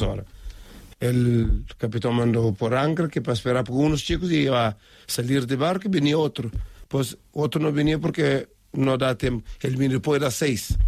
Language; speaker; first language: Spanish; non-native, learner; Kabuverdianu